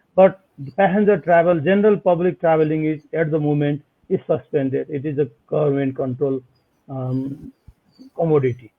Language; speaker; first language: English; non-native, local second language; Nepali